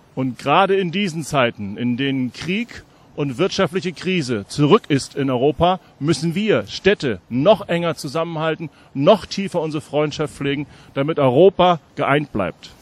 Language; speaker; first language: German; native; German